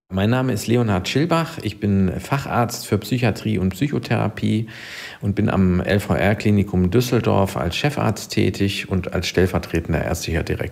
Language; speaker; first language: German; native; German